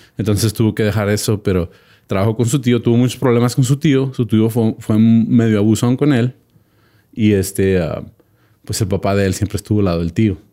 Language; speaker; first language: Spanish; early bilingual, heritage; Spanish